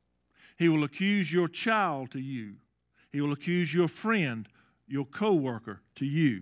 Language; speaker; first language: English; native; English